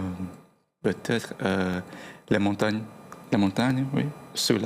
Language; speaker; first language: French; non-native, learner; Vietnamese